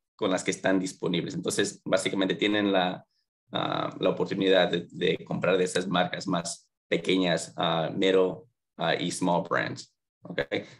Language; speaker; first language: Spanish; early bilingual, heritage; Spanish